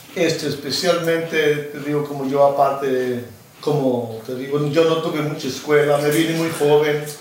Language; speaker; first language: Spanish; native; Spanish